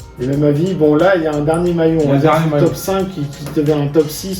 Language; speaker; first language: French; native; French